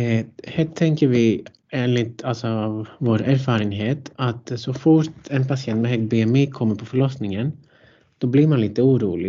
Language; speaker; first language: Swedish; non-native, fluent; Greek